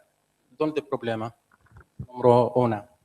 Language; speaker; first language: Spanish; non-native, learner; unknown